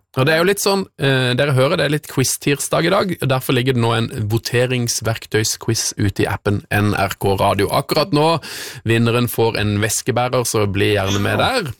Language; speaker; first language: Norwegian; native; Norwegian